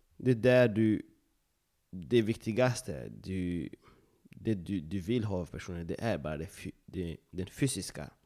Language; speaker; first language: Swedish; non-native, fluent; Lingala